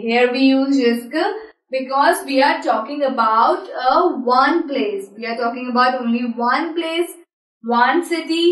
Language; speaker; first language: English; non-native, local second language; Hindi